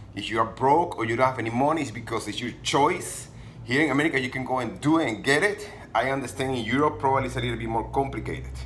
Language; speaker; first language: English; non-native, fluent; Spanish